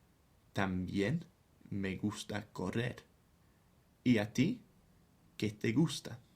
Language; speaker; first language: Spanish; non-native, fluent; English